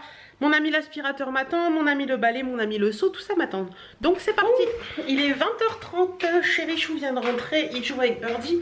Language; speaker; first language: French; native; French